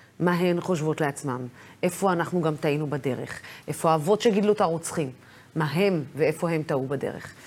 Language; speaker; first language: Hebrew; non-native, local second language; Arabic